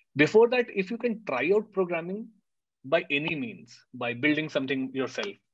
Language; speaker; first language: English; non-native, local second language; Hindi